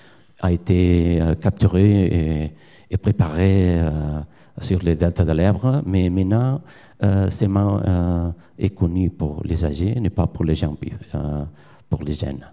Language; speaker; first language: French; non-native, learner; Catalan